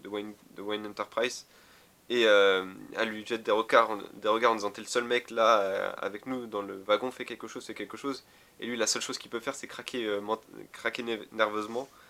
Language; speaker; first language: French; native; French